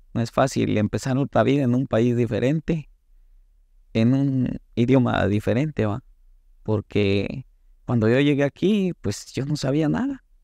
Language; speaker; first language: Spanish; native; Spanish